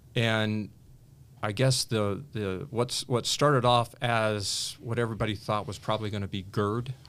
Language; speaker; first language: English; native; English